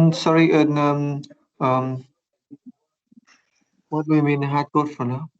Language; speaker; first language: English; non-native, learner; Vietnamese